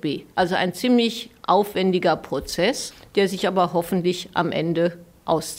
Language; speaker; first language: German; native; German